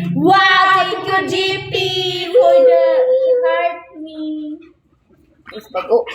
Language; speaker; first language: English; non-native, local second language; Cebuano